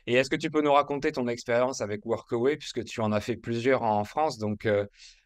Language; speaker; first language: French; native; French